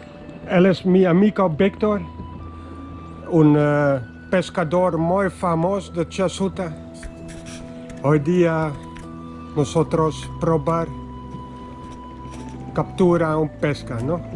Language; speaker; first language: Spanish; non-native, learner; English